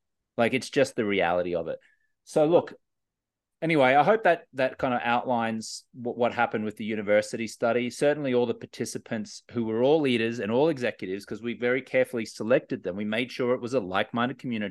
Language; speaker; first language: English; native; English